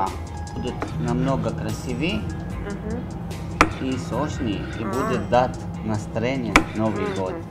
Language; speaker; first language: Russian; non-native, learner; Arabic